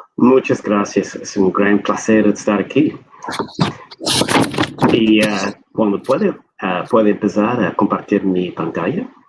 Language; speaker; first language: Spanish; non-native, fluent; English